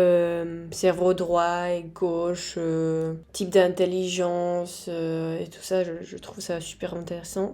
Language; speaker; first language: French; non-native, fluent; Spanish